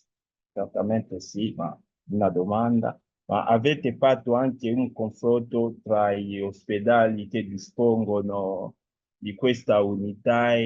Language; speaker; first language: Italian; non-native, fluent; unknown